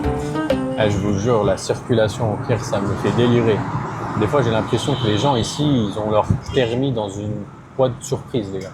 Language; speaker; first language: French; native; French